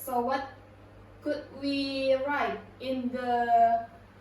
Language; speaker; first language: English; non-native, learner; Indonesian